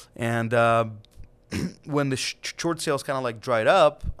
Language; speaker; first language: English; non-native, fluent; Russian